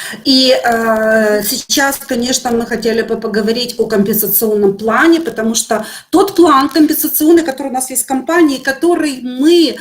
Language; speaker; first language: Russian; native; Russian